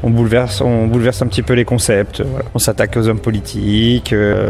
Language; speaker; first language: French; native; French